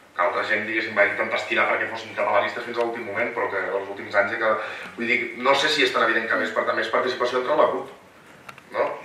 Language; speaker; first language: Catalan; native; Catalan